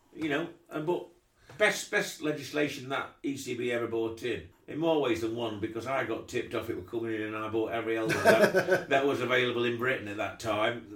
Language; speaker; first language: English; native; English